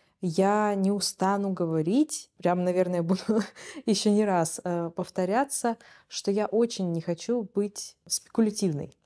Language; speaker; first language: Russian; native; Russian